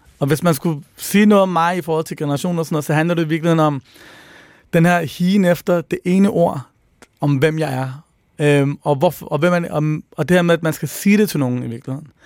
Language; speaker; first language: Danish; early bilingual, other home language; Persian